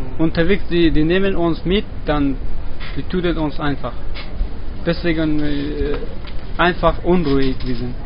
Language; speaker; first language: German; non-native, learner; Persian